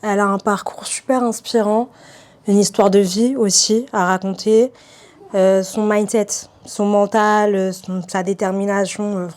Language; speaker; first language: French; native; French